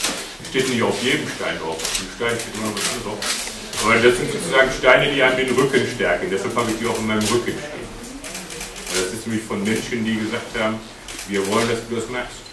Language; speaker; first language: German; native; German